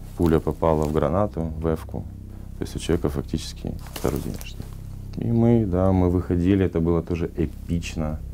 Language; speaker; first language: Russian; native; Russian